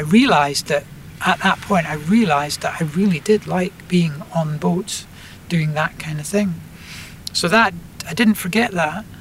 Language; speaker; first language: English; native; English